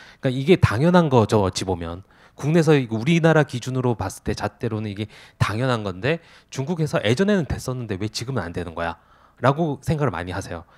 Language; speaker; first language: Korean; native; Korean